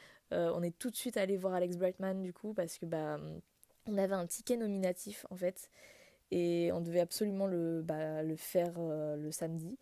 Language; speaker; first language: French; native; French